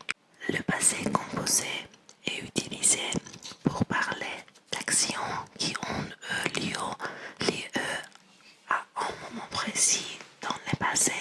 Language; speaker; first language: French; non-native, learner; English